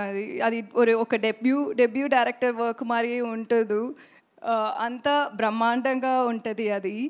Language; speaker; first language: Telugu; non-native, learner; Tamil